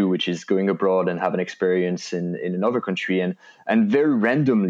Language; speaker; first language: English; non-native, fluent; French